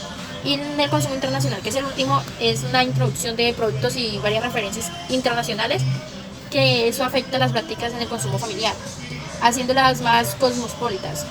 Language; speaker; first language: Spanish; native; Spanish